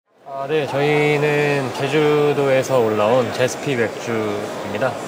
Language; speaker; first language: Korean; native; Korean